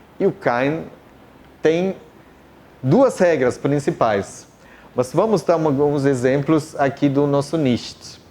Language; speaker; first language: Portuguese; non-native, fluent; German